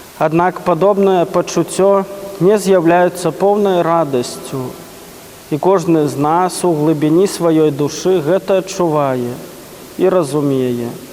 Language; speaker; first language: Belarusian; native; Belarusian